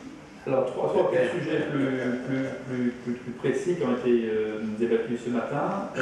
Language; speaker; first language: French; native; French